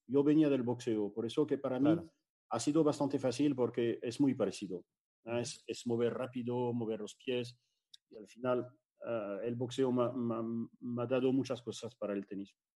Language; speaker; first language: Spanish; non-native, fluent; French